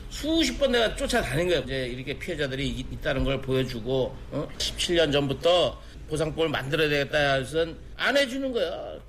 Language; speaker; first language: Korean; native; Korean